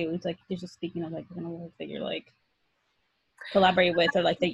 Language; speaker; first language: English; non-native, fluent; Spanish